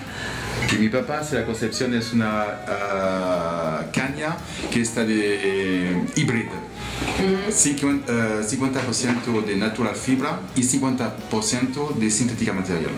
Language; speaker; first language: Spanish; non-native, learner; French